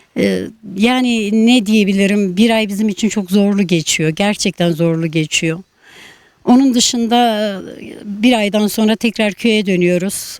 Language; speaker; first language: Turkish; non-native, local second language; Kurdish